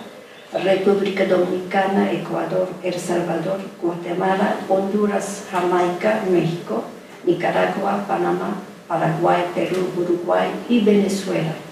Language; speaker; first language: Spanish; non-native, fluent; Japanese